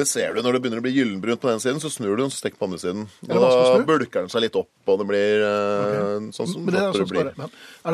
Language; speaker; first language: Norwegian; native; Norwegian